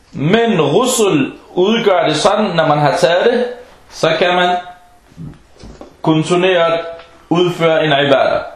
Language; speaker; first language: Danish; non-native, fluent; Arabic